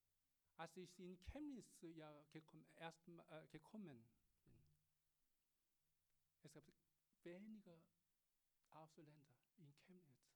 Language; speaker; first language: German; non-native, learner; Korean